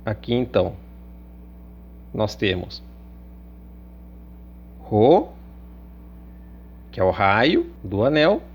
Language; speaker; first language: Portuguese; native; Portuguese